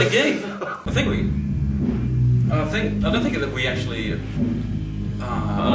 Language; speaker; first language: English; native; English